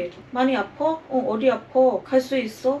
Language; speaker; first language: Korean; non-native, learner; Thai